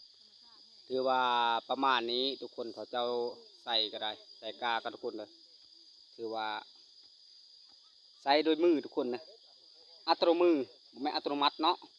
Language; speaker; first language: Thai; non-native, local second language; Lao